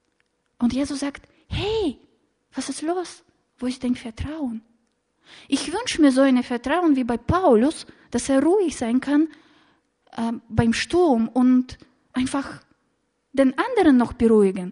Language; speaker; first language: German; non-native, fluent; Russian